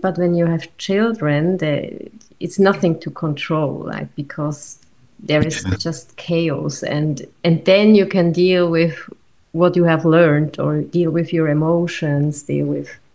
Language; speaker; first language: English; non-native, fluent; German